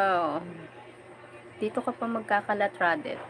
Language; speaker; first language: Filipino; non-native, local second language; Bikol